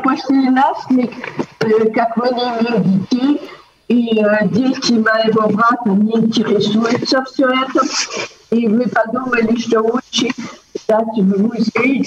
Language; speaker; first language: Russian; early bilingual, heritage; Russian